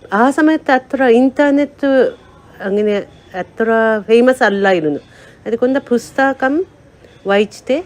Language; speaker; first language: Malayalam; non-native, learner; Japanese